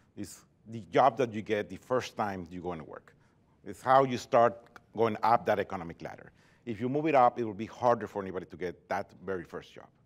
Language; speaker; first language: English; non-native, fluent; Spanish